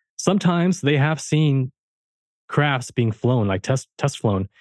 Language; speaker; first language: English; early bilingual, heritage; German